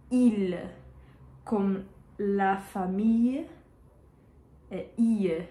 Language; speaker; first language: French; non-native, learner; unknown